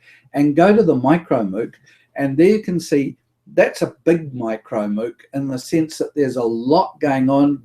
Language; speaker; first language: English; native; English